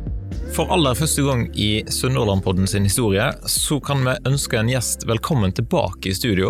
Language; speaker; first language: Norwegian; native; Norwegian